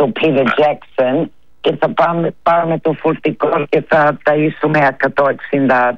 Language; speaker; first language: Greek; early bilingual, heritage; Greek